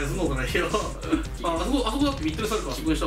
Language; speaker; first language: Japanese; native; Japanese